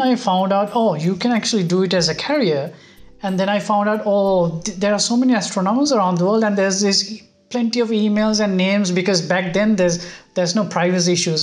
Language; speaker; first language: English; non-native, local second language; Sinhala